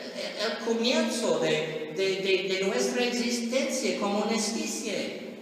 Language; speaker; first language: Spanish; non-native, learner; English